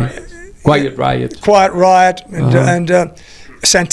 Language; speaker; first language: English; non-native, learner; Spanish